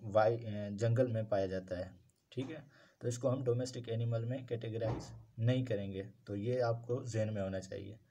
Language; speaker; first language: Urdu; non-native, local second language; Sindhi